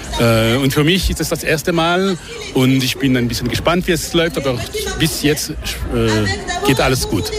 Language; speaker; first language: German; non-native, local second language; French